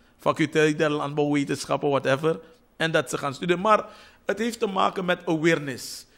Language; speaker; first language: Dutch; native; Dutch